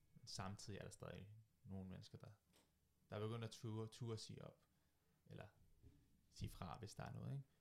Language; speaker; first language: Danish; early bilingual, other home language; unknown